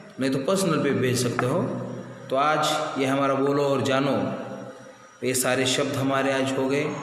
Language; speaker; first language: Hindi; non-native, local second language; Marathi